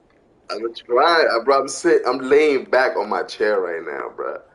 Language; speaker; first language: English; native; English